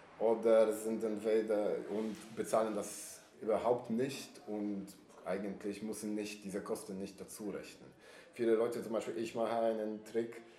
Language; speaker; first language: German; non-native, learner; Polish